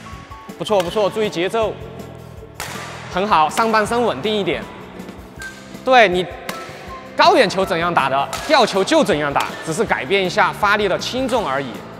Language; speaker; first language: Chinese; native; Chinese